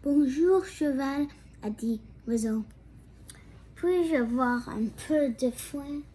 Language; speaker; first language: French; non-native, local second language; English